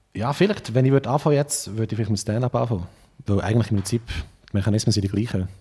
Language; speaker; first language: German; native; German